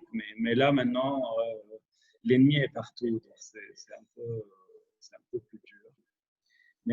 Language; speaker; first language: French; non-native, local second language; Arabic